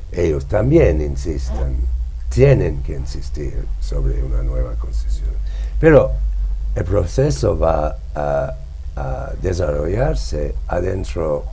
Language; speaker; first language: Spanish; non-native, fluent; English